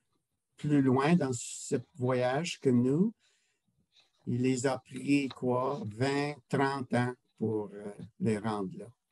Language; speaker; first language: French; non-native, local second language; English